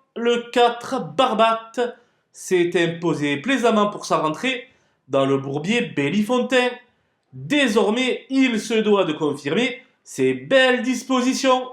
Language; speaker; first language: French; native; French